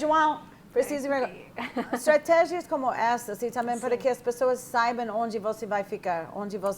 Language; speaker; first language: Portuguese; non-native, fluent; English